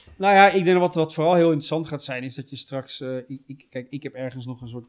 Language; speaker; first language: Dutch; native; Dutch